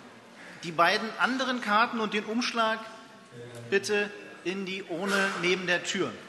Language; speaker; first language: German; native; German